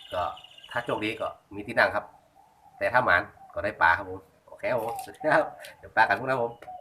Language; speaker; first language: Thai; native; Thai